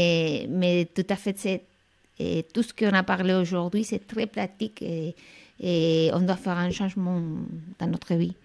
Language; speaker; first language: French; non-native, fluent; Spanish